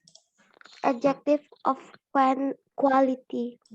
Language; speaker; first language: English; non-native, learner; Indonesian